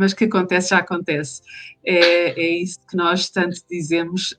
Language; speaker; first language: Portuguese; native; Portuguese